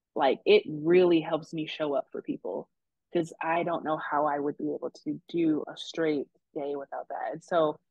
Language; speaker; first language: English; native; English